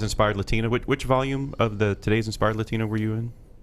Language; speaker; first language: English; native; English